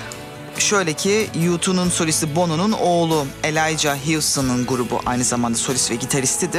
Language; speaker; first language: Turkish; native; Turkish